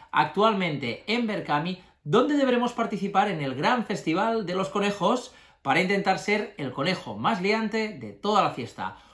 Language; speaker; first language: Spanish; native; Spanish